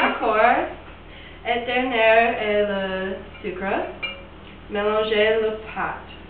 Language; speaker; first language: French; non-native, learner; English